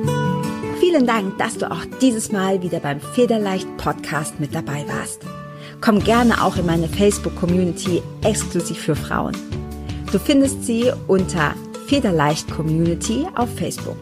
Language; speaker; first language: German; native; German